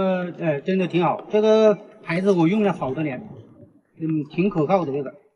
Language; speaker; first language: Chinese; native; Chinese